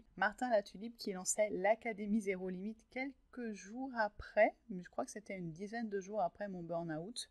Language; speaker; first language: French; native; French